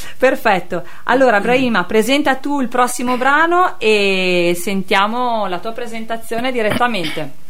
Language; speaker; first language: Italian; native; Italian